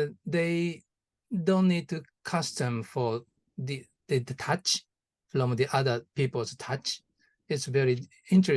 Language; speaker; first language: English; non-native, learner; Japanese